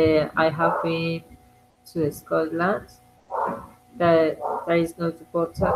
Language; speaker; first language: English; non-native, learner; Spanish